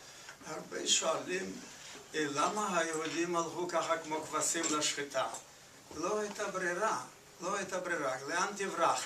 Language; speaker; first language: Hebrew; non-native, fluent; Yiddish